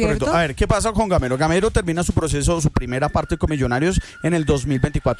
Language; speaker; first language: Spanish; native; Spanish